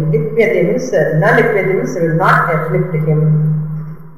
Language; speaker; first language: English; non-native, local second language; Tamil